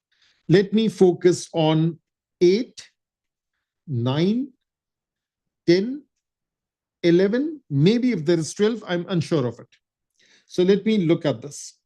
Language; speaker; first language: English; non-native, local second language; Urdu